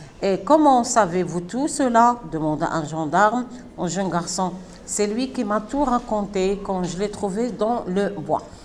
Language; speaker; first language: French; non-native, local second language; Arabic